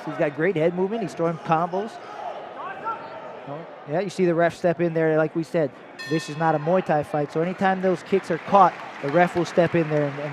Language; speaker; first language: English; native; English